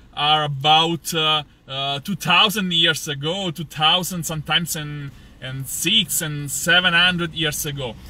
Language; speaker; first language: English; non-native, fluent; Italian